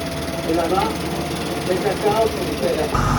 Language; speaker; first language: French; non-native, learner; Spanish